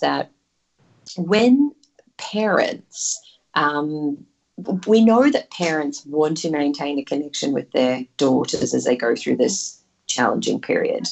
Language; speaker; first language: English; native; English